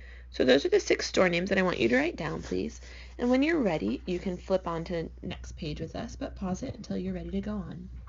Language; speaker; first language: English; native; English